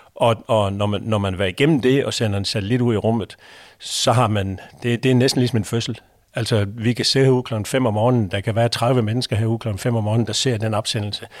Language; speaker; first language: Danish; native; Danish